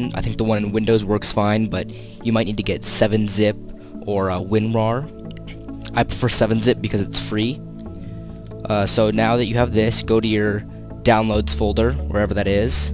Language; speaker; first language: English; native; English